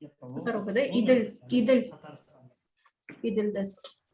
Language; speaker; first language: Japanese; non-native, fluent; Tatar